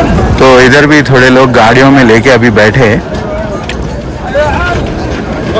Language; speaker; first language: Hindi; native; Hindi